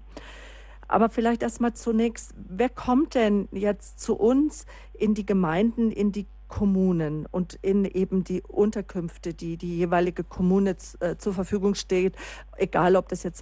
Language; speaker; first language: German; native; German